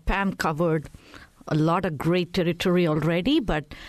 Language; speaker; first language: English; non-native, local second language; Tamil